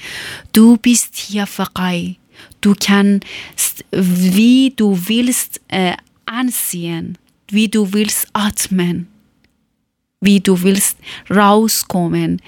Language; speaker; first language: German; non-native, learner; Persian